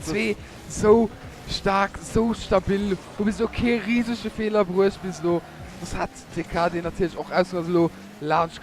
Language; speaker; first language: German; non-native, local second language; Luxembourgish